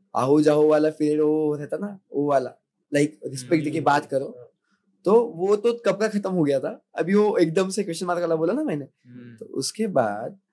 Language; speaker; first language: Hindi; non-native, local second language; Marathi